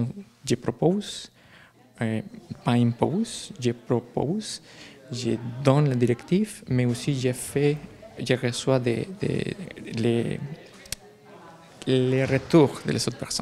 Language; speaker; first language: French; non-native, learner; Spanish